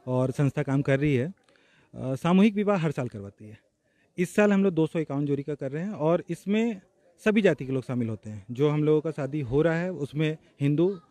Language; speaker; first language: Hindi; native; Hindi